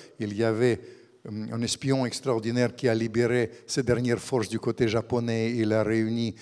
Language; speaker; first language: French; non-native, fluent; Russian